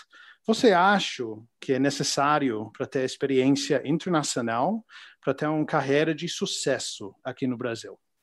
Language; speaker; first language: Portuguese; non-native, learner; English